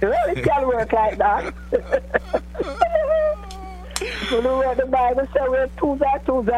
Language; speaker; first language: English; non-native, local second language; Jamaican Creole English